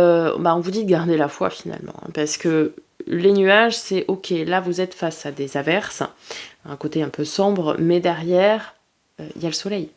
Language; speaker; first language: French; native; French